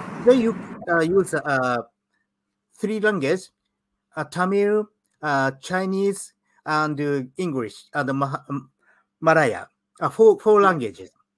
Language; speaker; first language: English; non-native, learner; Japanese